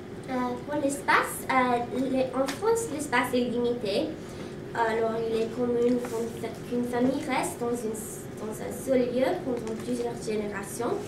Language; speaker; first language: French; non-native, learner; English